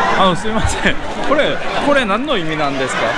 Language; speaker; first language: Japanese; non-native, learner; Korean